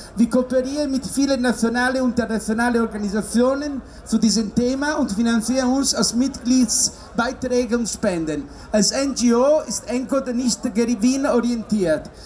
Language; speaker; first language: German; non-native, learner; Italian